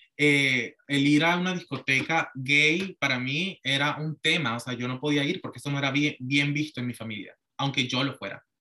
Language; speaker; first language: Spanish; native; Spanish